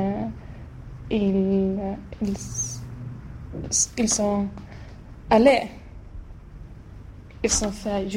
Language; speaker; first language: French; non-native, learner; Swedish